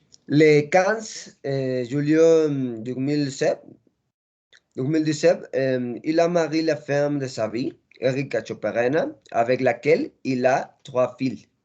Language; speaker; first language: French; non-native, learner; Spanish